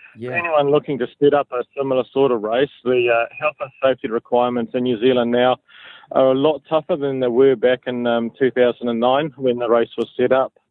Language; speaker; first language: English; native; English